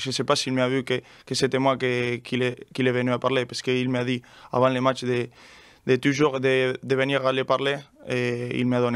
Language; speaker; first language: French; non-native, learner; Spanish